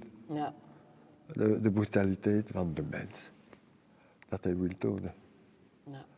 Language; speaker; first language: Dutch; non-native, local second language; French